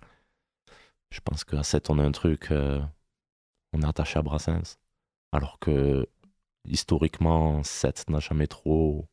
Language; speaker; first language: French; native; French